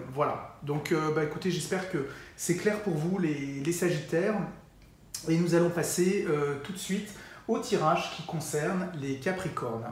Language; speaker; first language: French; native; French